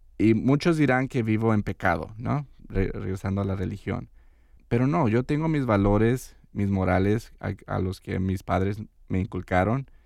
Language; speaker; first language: Spanish; early bilingual, heritage; Spanish